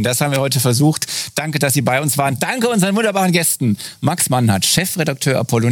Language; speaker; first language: German; native; German